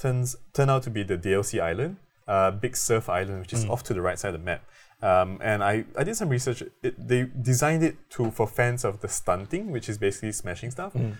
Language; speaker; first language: English; native; English